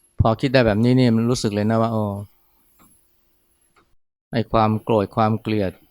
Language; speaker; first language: Thai; native; Thai